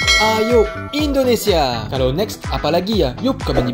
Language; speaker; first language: Indonesian; non-native, fluent; French